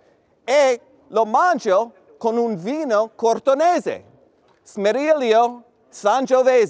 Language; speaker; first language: Italian; non-native, learner; English